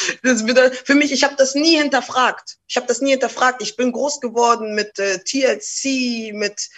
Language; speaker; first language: German; early bilingual, other home language; Portuguese